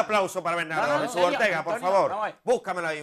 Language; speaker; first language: Spanish; native; Spanish